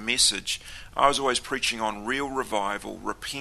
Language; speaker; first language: English; native; English